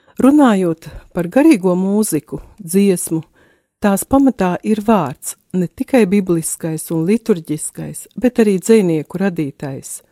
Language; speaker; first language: Latvian; native; Latvian